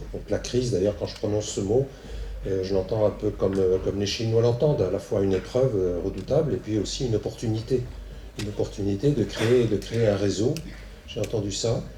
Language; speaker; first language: French; native; French